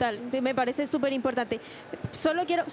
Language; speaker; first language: Spanish; native; Spanish